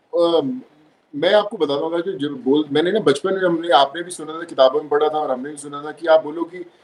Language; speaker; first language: Hindi; non-native, local second language; Punjabi